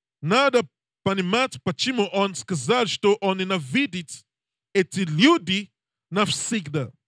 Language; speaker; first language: Russian; non-native, learner; English